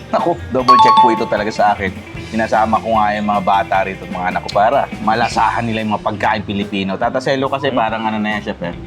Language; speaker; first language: Filipino; native; Filipino